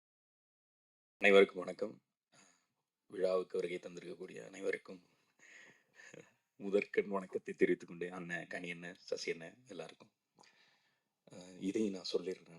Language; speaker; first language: Tamil; native; Tamil